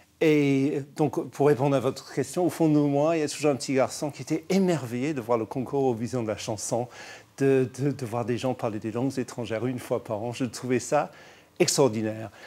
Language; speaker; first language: French; non-native, fluent; English